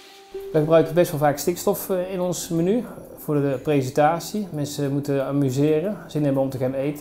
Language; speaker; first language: Dutch; native; Dutch